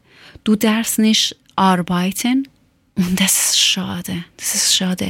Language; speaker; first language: German; non-native, learner; Persian